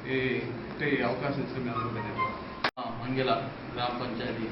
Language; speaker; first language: Telugu; non-native, local second language; Gondi